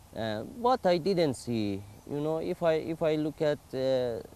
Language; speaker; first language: English; non-native, learner; Persian